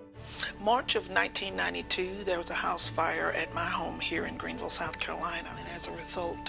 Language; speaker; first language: English; native; English